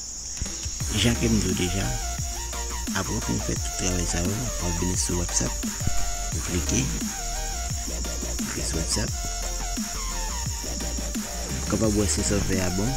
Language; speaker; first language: French; non-native, learner; Haitian Creole